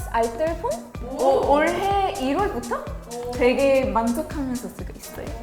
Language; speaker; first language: Korean; non-native, fluent; Spanish